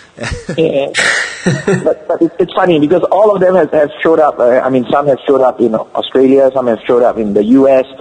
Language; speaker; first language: English; native; English